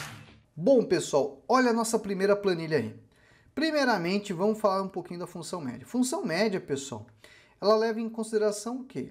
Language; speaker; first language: Portuguese; native; Portuguese